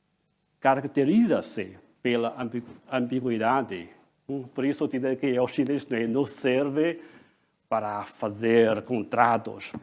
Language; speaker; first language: Portuguese; non-native, fluent; Chinese